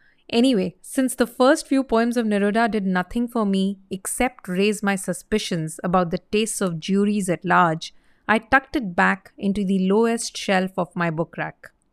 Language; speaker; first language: English; non-native, local second language; Hindi